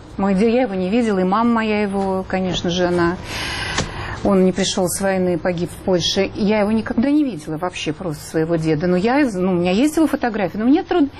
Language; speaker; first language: Russian; native; Russian